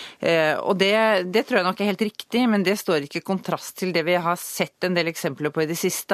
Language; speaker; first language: Norwegian; native; Norwegian